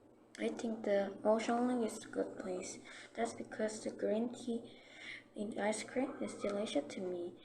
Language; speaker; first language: English; non-native, learner; Korean